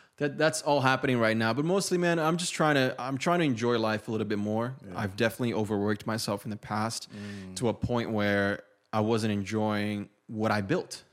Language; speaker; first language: English; non-native, fluent; Portuguese